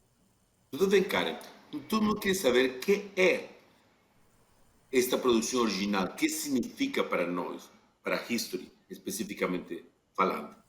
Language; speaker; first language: Portuguese; non-native, fluent; Spanish